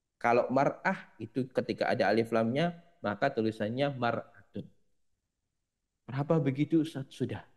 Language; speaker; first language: Indonesian; native; Indonesian